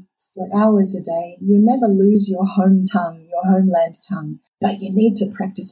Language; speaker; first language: English; native; English